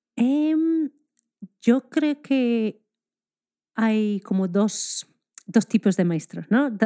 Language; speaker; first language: Spanish; non-native, fluent; English